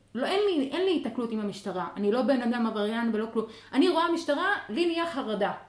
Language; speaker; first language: Hebrew; non-native, local second language; Arabic